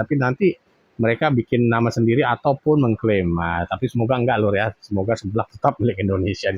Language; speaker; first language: Indonesian; native; Indonesian